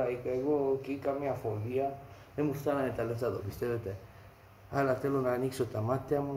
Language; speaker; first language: Greek; non-native, fluent; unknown